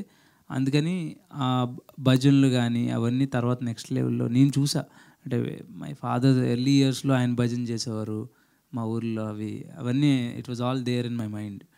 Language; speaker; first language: Telugu; native; Telugu